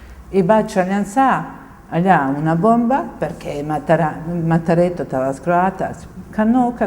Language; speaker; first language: Catalan; non-native, fluent; Bosnian